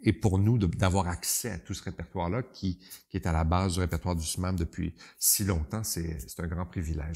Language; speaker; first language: French; native; French